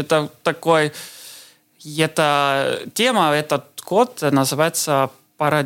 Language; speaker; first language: Russian; non-native, learner; Estonian